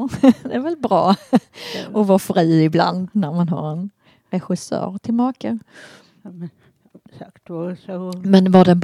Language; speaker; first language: Swedish; native; Swedish